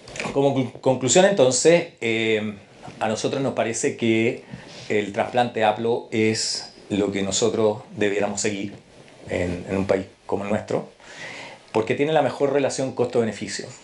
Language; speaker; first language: Spanish; native; Spanish